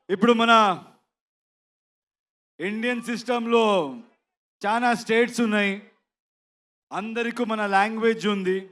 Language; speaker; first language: Telugu; non-native, learner; Kannada